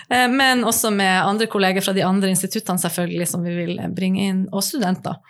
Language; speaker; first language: Norwegian; native; Norwegian